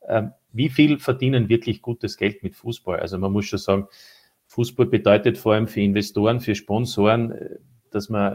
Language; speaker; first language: German; native; German